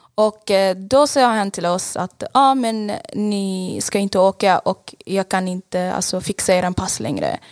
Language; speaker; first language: Swedish; non-native, fluent; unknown